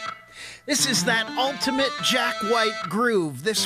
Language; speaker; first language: English; native; English